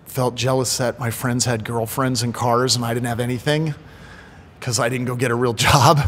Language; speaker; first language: English; native; English